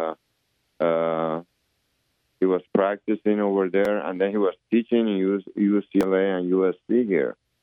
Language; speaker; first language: English; early bilingual, other home language; Persian